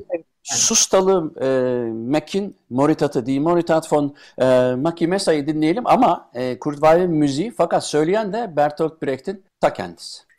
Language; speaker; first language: Turkish; native; Turkish